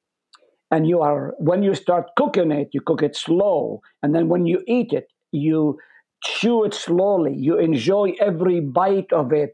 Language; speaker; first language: English; non-native, fluent; Hebrew